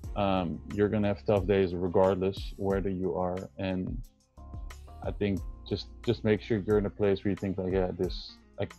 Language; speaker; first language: English; non-native, fluent; Dutch